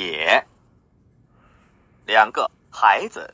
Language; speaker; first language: Chinese; non-native, learner; English